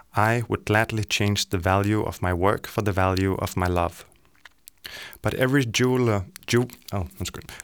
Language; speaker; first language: English; non-native, fluent; Danish